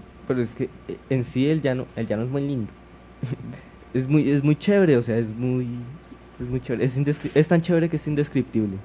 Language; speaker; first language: Spanish; native; Spanish